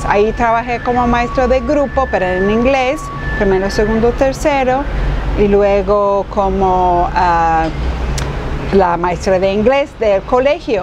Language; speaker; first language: Spanish; non-native, fluent; English